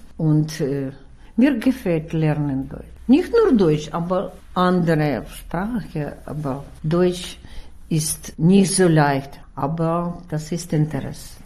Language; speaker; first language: German; non-native, learner; Ukrainian